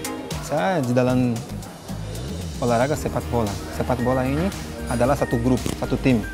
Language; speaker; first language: Indonesian; non-native, fluent; Portuguese